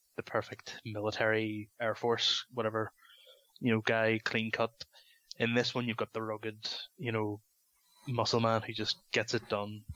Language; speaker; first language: English; native; English